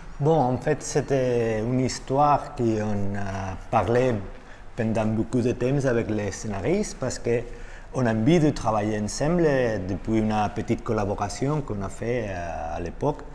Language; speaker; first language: French; non-native, learner; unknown